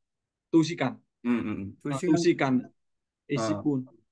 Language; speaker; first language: Korean; non-native, learner; Vietnamese